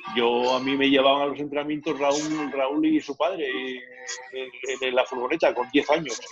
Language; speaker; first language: Spanish; native; Spanish